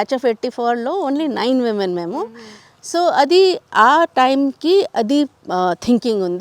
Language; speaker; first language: Telugu; non-native, local second language; Hindi